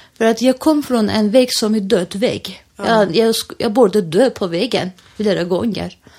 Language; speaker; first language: Swedish; non-native, fluent; Turkish